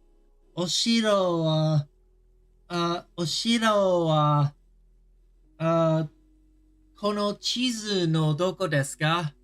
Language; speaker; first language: Japanese; non-native, learner; English